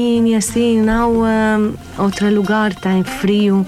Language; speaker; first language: Portuguese; non-native, learner; Arabic